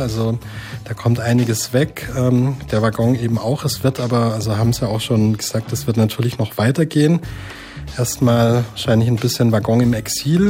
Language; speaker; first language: German; native; German